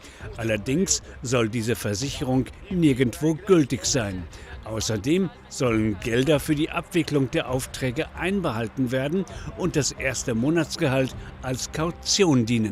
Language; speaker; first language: German; native; German